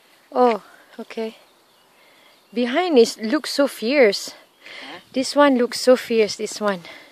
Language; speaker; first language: English; non-native, local second language; Malay